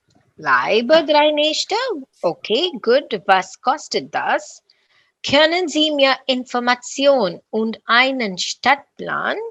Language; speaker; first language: German; non-native, learner; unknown